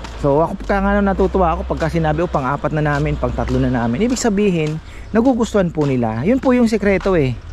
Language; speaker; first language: Filipino; native; Filipino